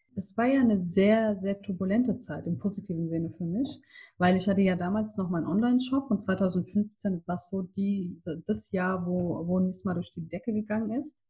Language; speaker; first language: German; early bilingual, other home language; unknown